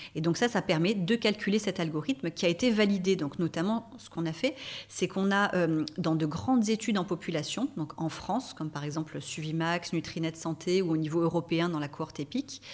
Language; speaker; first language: French; native; French